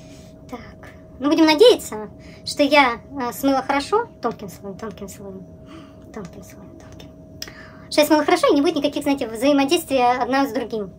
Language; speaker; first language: Russian; native; Russian